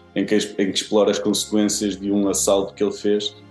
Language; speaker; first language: Portuguese; native; Portuguese